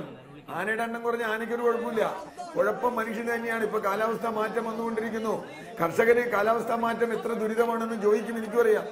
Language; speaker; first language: Malayalam; native; Malayalam